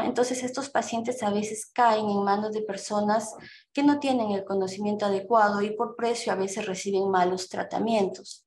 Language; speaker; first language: Spanish; native; Spanish